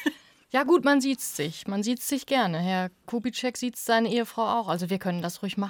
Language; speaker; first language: German; native; German